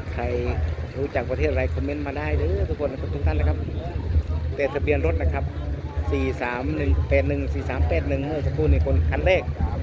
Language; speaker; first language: Thai; native; Thai